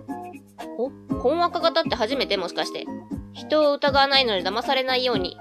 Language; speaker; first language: Japanese; native; Japanese